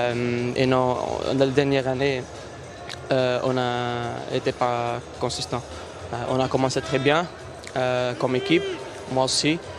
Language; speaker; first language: French; non-native, fluent; Portuguese